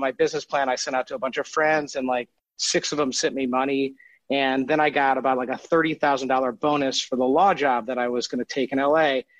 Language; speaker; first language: English; native; English